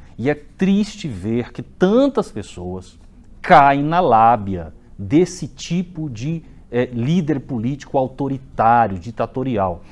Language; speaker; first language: Portuguese; native; Portuguese